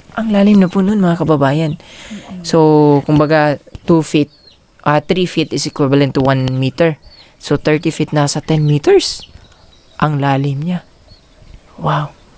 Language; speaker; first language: Filipino; non-native, local second language; Cebuano